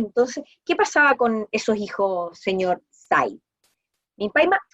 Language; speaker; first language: Spanish; native; Spanish